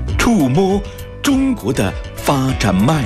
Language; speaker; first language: Chinese; native; Chinese